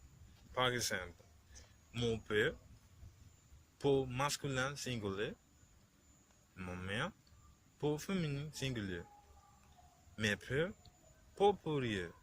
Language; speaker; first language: French; non-native, learner; Spanish